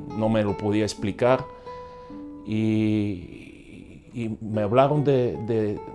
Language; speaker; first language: Spanish; non-native, fluent; Bulgarian